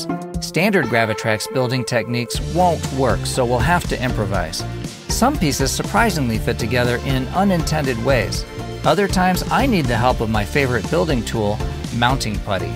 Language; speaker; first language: English; native; English